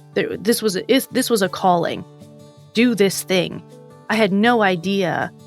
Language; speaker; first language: English; native; English